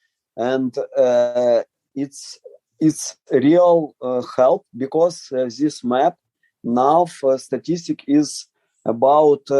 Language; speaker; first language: English; non-native, learner; Ukrainian